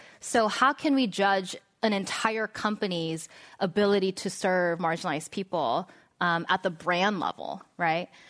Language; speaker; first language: English; non-native, fluent; Korean